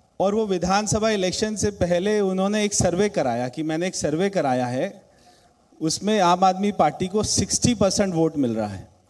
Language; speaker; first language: Hindi; native; Hindi